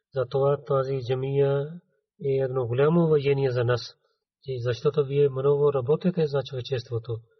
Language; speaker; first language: Bulgarian; non-native, fluent; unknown